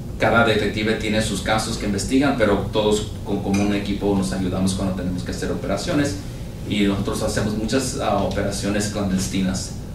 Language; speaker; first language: Spanish; early bilingual, heritage; Spanish